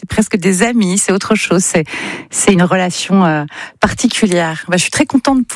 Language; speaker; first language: French; native; French